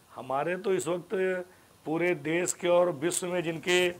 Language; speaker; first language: Hindi; native; Hindi